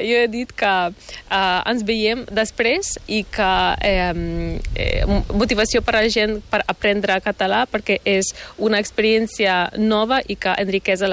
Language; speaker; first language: Catalan; non-native, fluent; Ukrainian